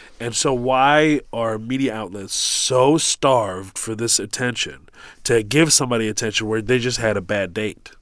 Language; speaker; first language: English; early bilingual, other home language; Arabic